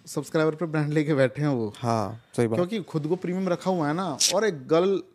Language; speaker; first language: Hindi; native; Hindi